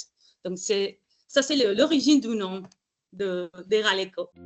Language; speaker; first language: French; non-native, fluent; Spanish